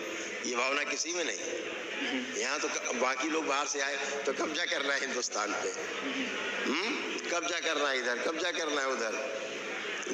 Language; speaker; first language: Hindi; native; Hindi